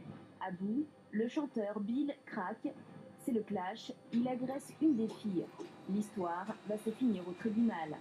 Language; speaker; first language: French; native; French